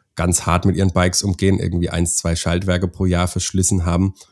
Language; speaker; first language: German; native; German